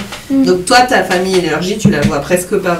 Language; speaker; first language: French; native; French